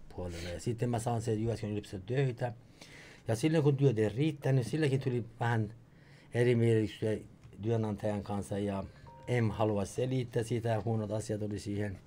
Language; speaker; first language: Finnish; non-native, fluent; Persian